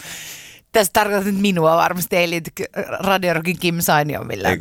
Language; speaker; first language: Finnish; native; Finnish